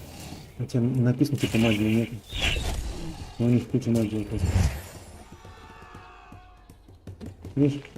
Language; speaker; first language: Russian; native; Russian